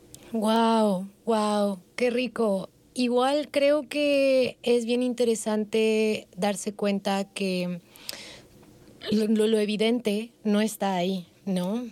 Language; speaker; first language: Spanish; native; Spanish